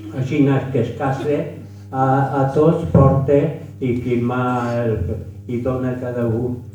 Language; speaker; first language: Catalan; early bilingual, heritage; French